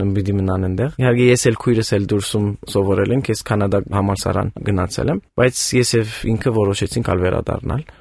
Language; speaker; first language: Armenian; early bilingual, heritage; Armenian